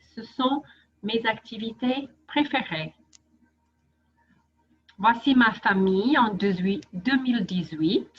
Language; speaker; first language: French; non-native, fluent; English